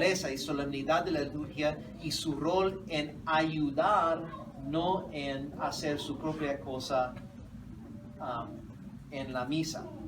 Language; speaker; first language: Spanish; non-native, fluent; English